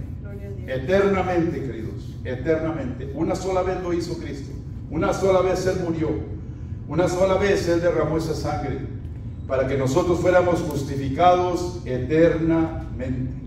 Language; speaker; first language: Spanish; native; Spanish